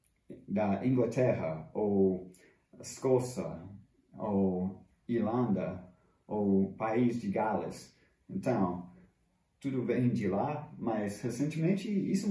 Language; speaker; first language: Portuguese; non-native, fluent; English